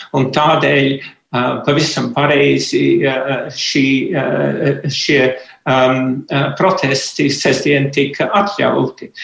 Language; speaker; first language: Latvian; early bilingual, heritage; Latvian